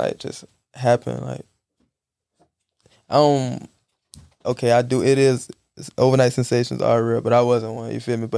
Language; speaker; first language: English; native; English